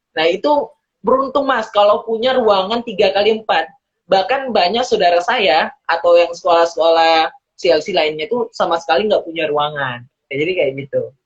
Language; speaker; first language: Indonesian; early bilingual, heritage; Indonesian